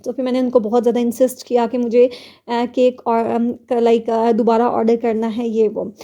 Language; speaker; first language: Urdu; native; Urdu